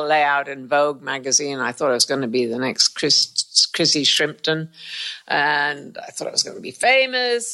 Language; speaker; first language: English; native; English